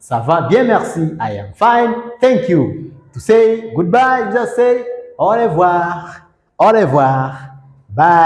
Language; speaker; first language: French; non-native, fluent; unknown